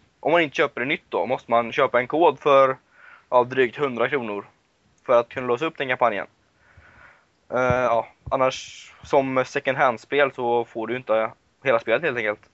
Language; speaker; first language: Swedish; native; Swedish